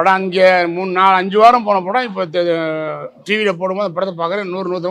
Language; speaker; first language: Tamil; native; Tamil